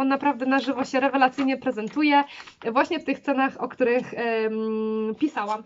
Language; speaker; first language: Polish; native; Polish